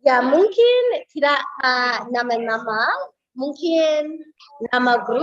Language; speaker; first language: Indonesian; non-native, fluent; English